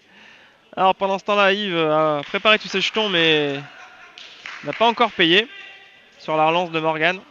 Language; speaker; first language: French; native; French